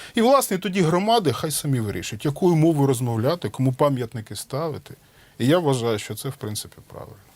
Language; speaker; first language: Ukrainian; non-native, local second language; Russian